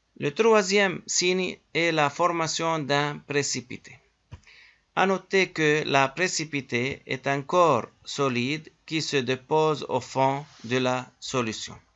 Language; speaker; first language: French; native; French